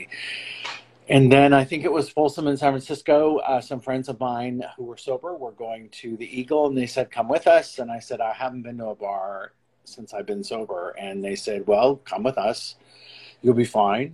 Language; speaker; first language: English; native; English